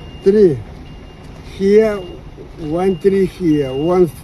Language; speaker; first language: English; non-native, learner; Russian